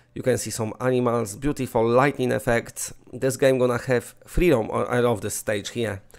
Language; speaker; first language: English; non-native, fluent; Polish